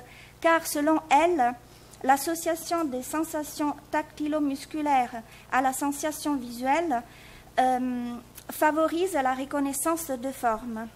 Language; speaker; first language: French; native; French